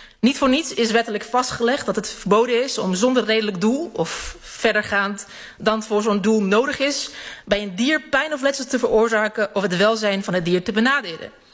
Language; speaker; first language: Dutch; early bilingual, other home language; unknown